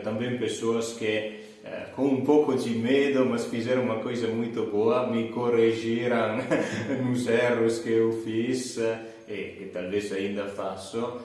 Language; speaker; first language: Portuguese; non-native, fluent; Italian